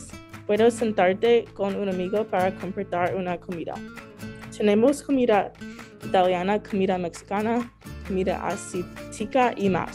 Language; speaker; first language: Spanish; non-native, learner; English